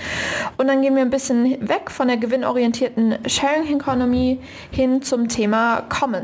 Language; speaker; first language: German; native; German